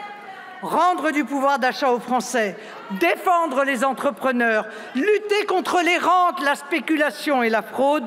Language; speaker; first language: French; native; French